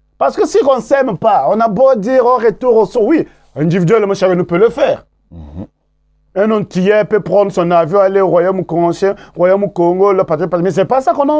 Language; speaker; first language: French; non-native, local second language; Kongo